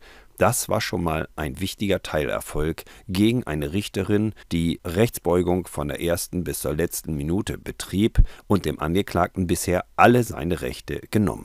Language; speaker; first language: German; native; German